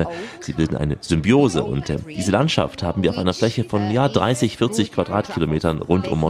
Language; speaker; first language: German; native; German